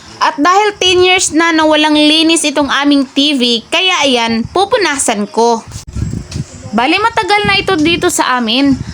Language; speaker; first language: Filipino; non-native, local second language; Cebuano